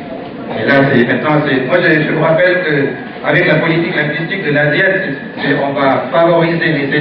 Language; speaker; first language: French; non-native, fluent; Thai